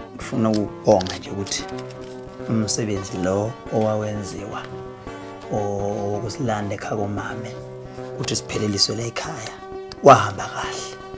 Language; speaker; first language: Zulu; native; Zulu